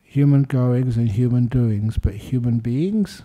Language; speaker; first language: English; native; English